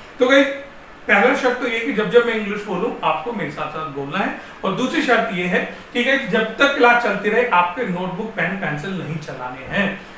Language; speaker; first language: Hindi; native; Hindi